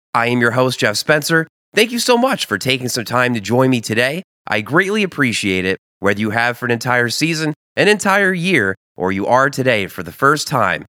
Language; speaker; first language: English; native; English